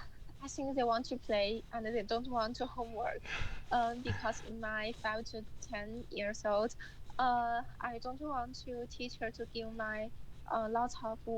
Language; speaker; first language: English; non-native, learner; Chinese